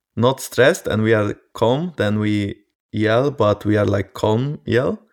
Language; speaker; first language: English; non-native, fluent; Polish